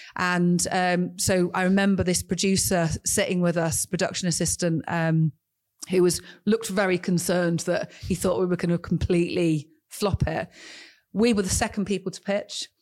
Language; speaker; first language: English; native; English